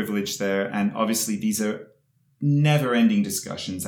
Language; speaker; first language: English; native; English